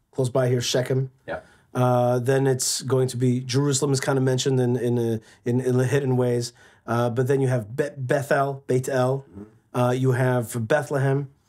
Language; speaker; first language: English; native; English